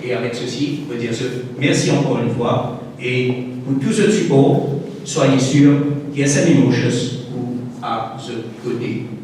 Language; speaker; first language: French; non-native, local second language; Morisyen